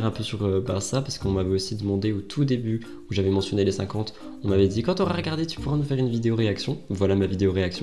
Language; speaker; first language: French; native; French